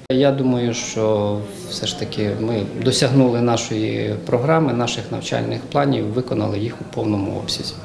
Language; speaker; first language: Ukrainian; native; Ukrainian